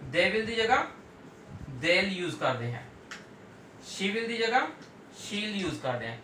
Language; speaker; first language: Hindi; non-native, local second language; Punjabi